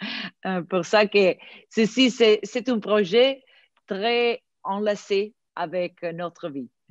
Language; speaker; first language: French; non-native, fluent; Italian